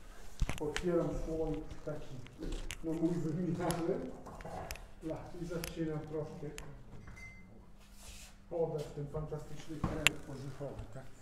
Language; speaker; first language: Polish; non-native, fluent; Italian